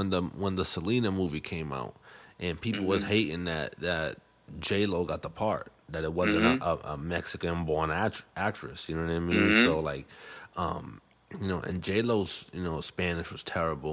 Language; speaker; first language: English; non-native, fluent; Spanish